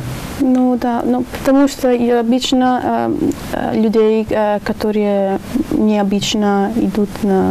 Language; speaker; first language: Russian; non-native, learner; Italian